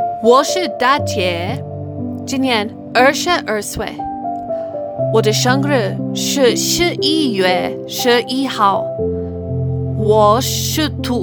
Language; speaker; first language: Chinese; non-native, learner; English